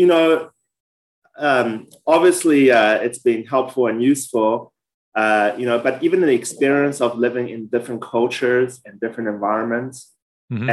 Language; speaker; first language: English; early bilingual, other home language; Chinese